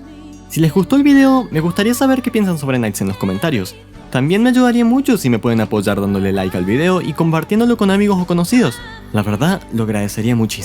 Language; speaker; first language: Spanish; native; Spanish